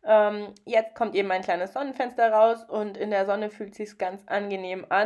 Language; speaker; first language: German; native; German